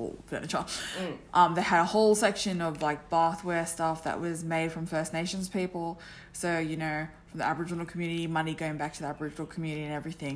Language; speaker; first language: English; native; English